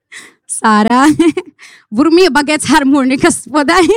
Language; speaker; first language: Norwegian; non-native, fluent; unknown